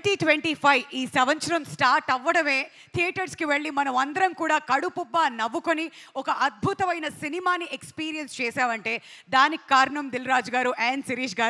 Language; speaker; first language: Telugu; native; Telugu